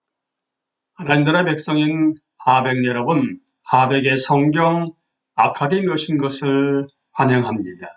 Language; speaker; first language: Korean; native; Korean